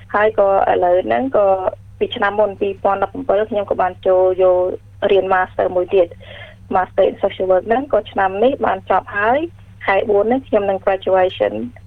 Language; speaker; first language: Khmer; early bilingual, heritage; Khmer